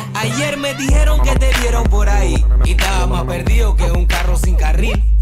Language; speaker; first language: Spanish; native; Spanish